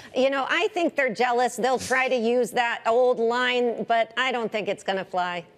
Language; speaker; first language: English; native; English